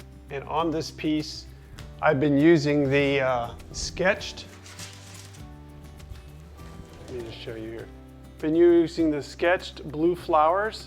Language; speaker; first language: English; native; English